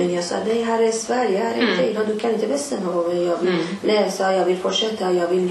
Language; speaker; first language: Swedish; non-native, learner; Persian